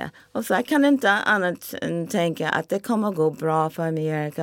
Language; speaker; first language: Swedish; non-native, fluent; English